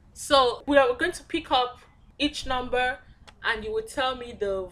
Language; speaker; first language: English; non-native, local second language; Igbo